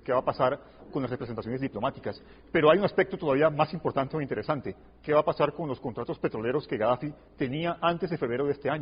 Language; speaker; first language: Spanish; native; Spanish